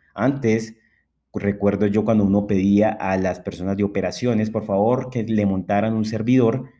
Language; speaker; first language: Spanish; native; Spanish